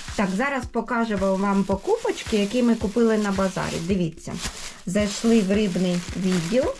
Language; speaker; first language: Ukrainian; non-native, local second language; Russian